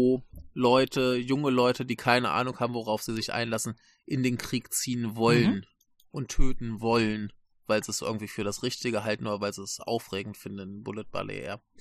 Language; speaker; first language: German; native; German